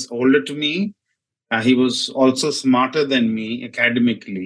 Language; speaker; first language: English; non-native, local second language; Hindi